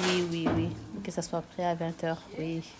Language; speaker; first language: French; non-native, local second language; Rundi